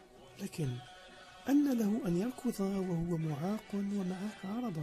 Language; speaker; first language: Arabic; native; Arabic